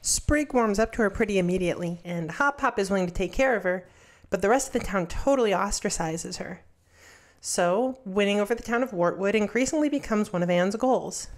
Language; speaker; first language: English; native; English